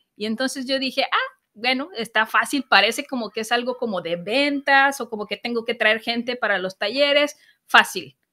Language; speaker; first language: Spanish; native; Spanish